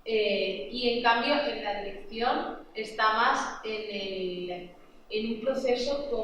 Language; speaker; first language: Spanish; non-native, local second language; Catalan